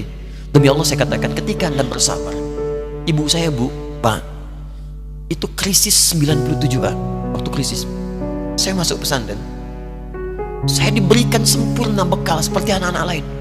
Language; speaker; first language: Indonesian; native; Indonesian